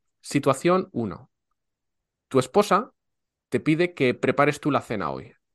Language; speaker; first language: Spanish; native; Spanish